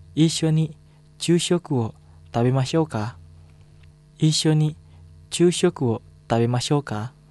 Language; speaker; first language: Japanese; non-native, fluent; Indonesian